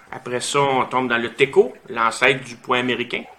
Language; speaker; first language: French; native; French